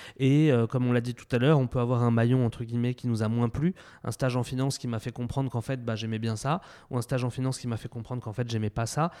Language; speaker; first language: French; native; French